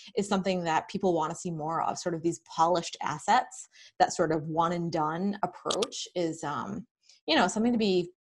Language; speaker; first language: English; native; English